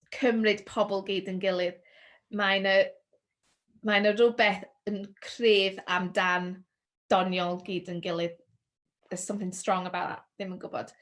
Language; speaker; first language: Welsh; non-native, local second language; English